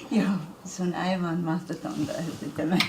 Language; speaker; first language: Finnish; non-native, learner; English